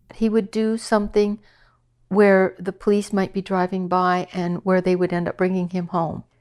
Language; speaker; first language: English; native; English